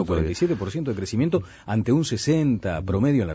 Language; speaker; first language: Spanish; native; Spanish